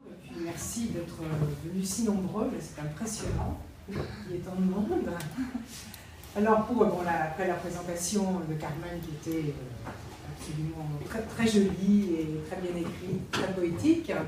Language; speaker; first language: French; native; French